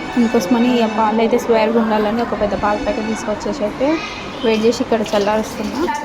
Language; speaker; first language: Telugu; non-native, local second language; Lambadi